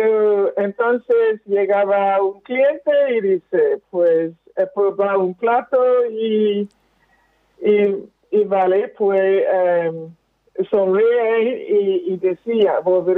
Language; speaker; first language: Spanish; non-native, fluent; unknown